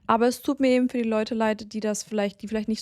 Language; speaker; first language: German; native; German